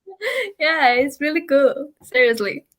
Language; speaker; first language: English; non-native, learner; Spanish